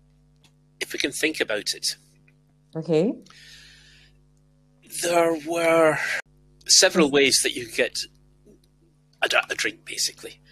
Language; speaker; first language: English; native; English